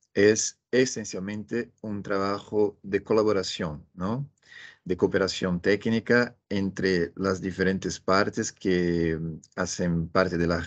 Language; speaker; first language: Spanish; non-native, fluent; Portuguese